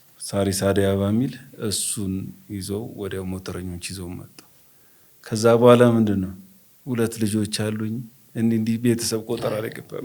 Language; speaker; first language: Amharic; native; Amharic